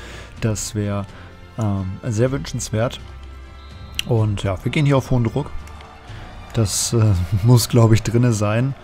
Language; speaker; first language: German; native; German